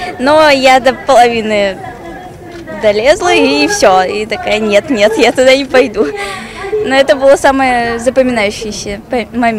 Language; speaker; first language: Russian; native; Russian